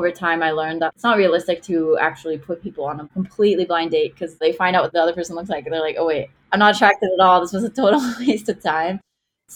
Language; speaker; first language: English; non-native, fluent; Hebrew